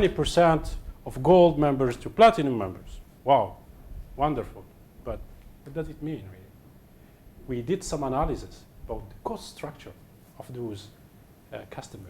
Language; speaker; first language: English; non-native, fluent; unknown